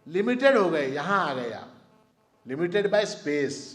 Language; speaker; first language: Hindi; non-native, local second language; Marathi